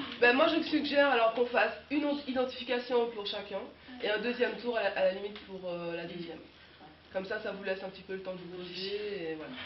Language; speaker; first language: French; native; French